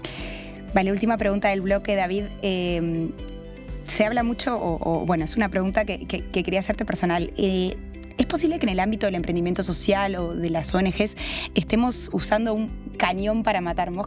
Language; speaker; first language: Spanish; native; Spanish